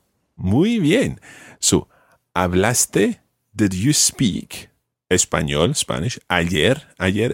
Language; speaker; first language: Spanish; non-native, fluent; English